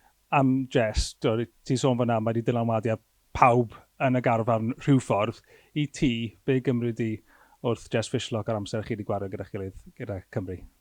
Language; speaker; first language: Welsh; native; Welsh